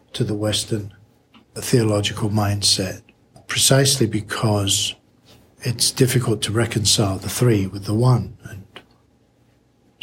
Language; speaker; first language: English; native; English